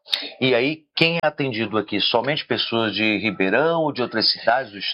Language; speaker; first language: Portuguese; native; Portuguese